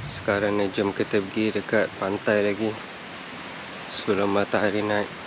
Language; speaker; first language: Malay; non-native, fluent; Western Cham